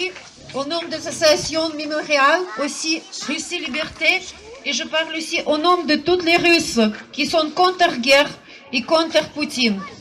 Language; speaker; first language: French; non-native, fluent; Russian